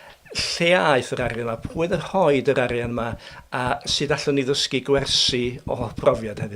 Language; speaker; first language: Welsh; native; Welsh